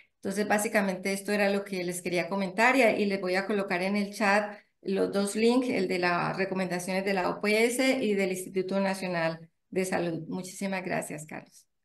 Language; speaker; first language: Spanish; native; Spanish